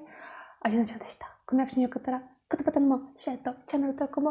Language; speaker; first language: Japanese; non-native, learner; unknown